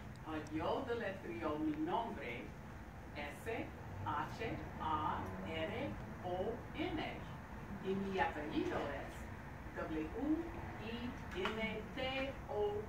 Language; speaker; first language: Spanish; non-native, learner; English